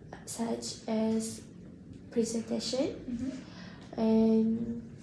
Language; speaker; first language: English; non-native, learner; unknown